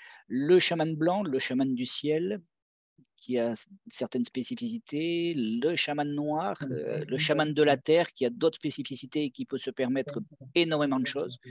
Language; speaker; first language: French; native; French